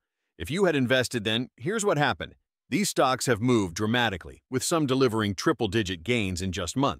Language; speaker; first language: English; native; English